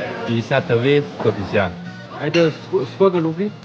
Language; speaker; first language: Russian; non-native, learner; Chinese